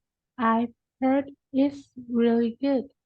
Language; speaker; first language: English; non-native, learner; Vietnamese